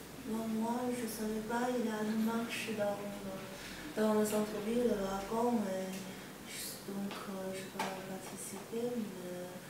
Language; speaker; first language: French; non-native, learner; Chinese